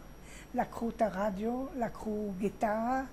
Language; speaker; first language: Hebrew; non-native, fluent; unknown